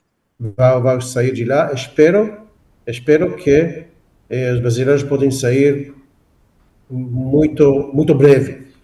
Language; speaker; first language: Portuguese; non-native, fluent; Hebrew